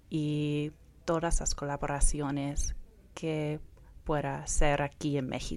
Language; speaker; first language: Spanish; non-native, fluent; English